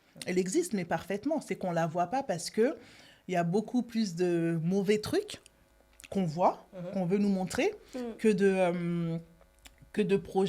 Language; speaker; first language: French; native; French